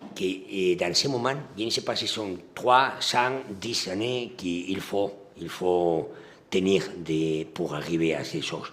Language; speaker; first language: French; non-native, learner; Spanish